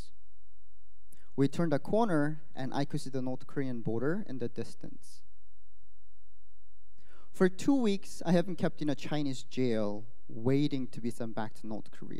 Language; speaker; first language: English; non-native, fluent; Korean